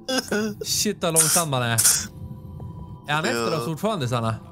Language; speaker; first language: Swedish; native; Swedish